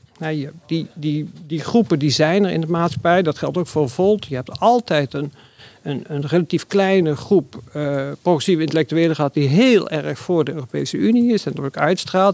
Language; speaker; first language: Dutch; native; Dutch